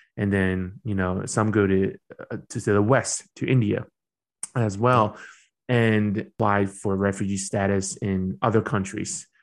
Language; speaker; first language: English; early bilingual, other home language; Burmese